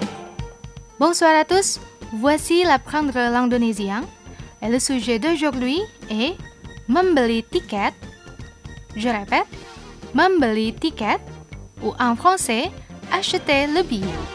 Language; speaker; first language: French; non-native, fluent; Indonesian